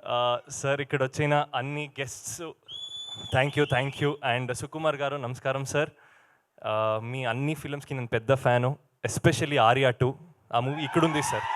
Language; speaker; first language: Telugu; non-native, learner; Kannada